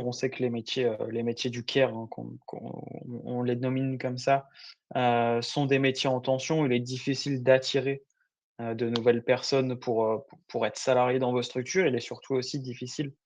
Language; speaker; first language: French; native; French